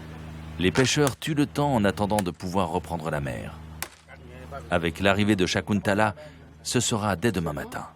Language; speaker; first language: French; native; French